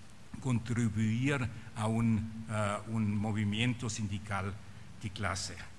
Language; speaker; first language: Spanish; non-native, fluent; German